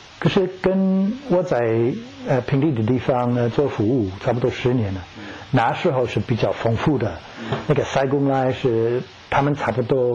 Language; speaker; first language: Chinese; non-native, fluent; English